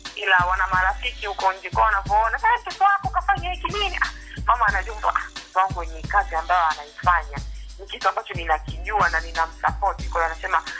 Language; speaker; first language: Swahili; native; Swahili